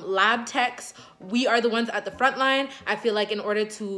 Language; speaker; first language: English; native; English